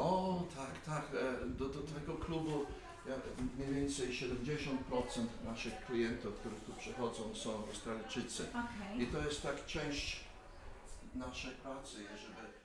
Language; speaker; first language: Polish; early bilingual, heritage; Polish